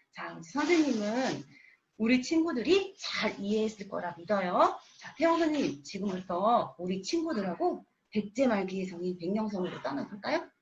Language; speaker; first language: Korean; native; Korean